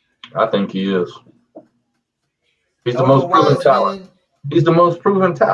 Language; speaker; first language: English; native; English